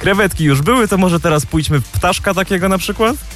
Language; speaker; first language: Polish; native; Polish